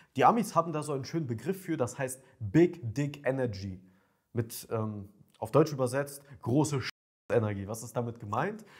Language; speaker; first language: German; early bilingual, other home language; Ukrainian